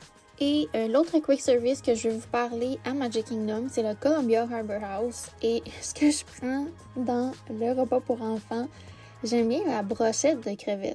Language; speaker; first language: French; native; French